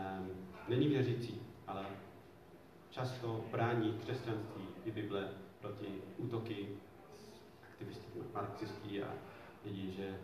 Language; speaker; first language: Czech; non-native, fluent; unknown